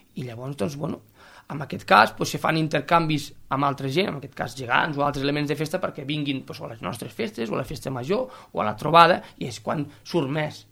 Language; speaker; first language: Catalan; native; Catalan